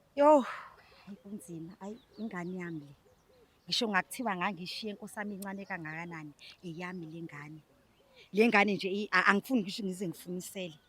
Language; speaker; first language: Zulu; native; Zulu